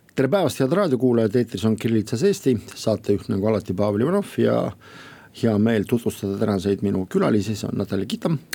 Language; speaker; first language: Estonian; non-native, local second language; Russian